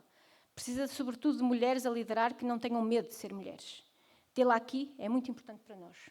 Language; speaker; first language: Portuguese; native; Portuguese